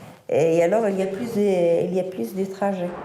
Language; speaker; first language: French; non-native, fluent; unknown